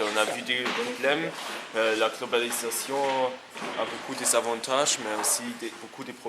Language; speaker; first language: French; non-native, fluent; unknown